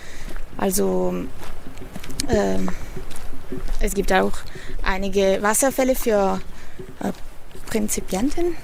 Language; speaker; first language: German; non-native, fluent; Italian